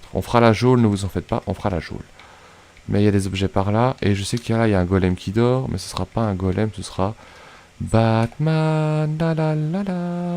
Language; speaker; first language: French; native; French